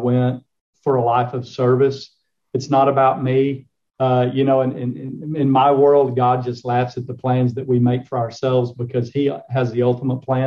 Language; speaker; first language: English; native; English